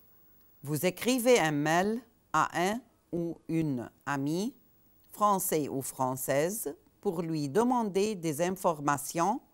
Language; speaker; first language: French; non-native, fluent; Arabic